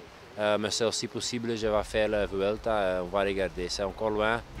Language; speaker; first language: French; non-native, local second language; Dutch